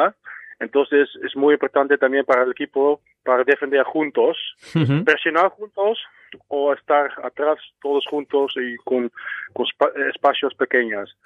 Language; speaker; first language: Spanish; non-native, fluent; Dutch